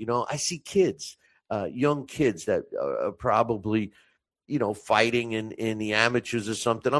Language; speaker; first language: English; native; English